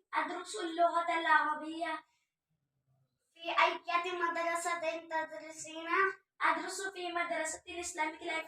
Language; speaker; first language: Arabic; non-native, learner; Urdu